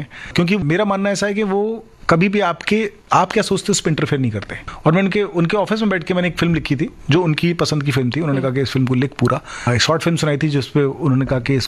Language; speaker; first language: Hindi; non-native, local second language; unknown